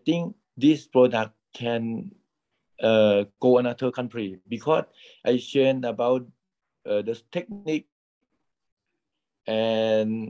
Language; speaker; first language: English; non-native, learner; Thai